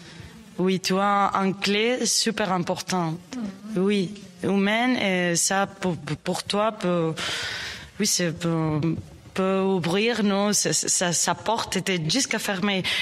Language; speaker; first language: French; non-native, learner; Spanish